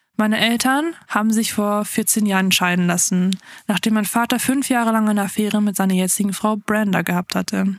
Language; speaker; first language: German; early bilingual, other home language; Afrikaans